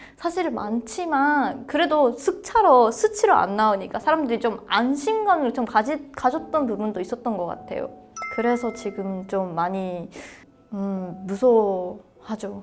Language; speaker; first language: Korean; non-native, fluent; Japanese